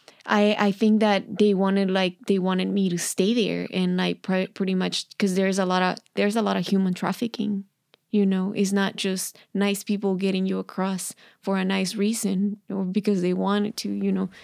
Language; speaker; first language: English; non-native, fluent; Spanish